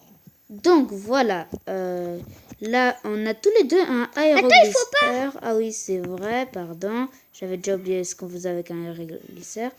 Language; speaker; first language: French; native; French